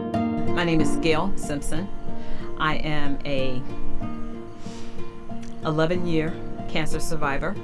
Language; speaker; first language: English; native; English